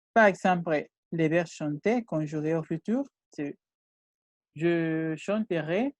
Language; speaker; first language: French; non-native, fluent; Spanish